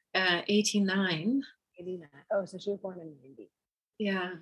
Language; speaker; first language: English; non-native, fluent; Russian